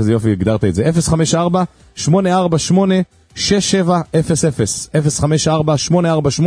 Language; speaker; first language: Hebrew; native; Hebrew